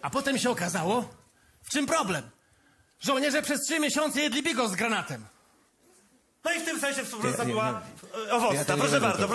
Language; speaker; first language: Polish; native; Polish